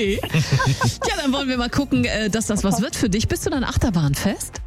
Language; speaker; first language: German; native; German